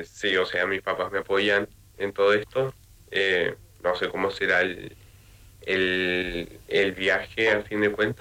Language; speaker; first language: Spanish; native; Spanish